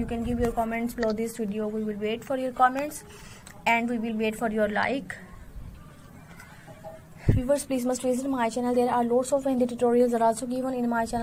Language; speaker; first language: English; non-native, local second language; Urdu